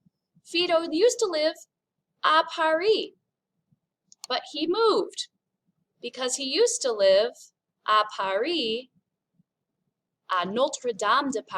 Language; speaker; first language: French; non-native, fluent; English